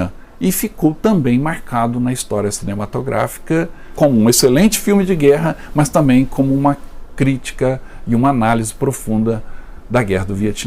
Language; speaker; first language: Portuguese; native; Portuguese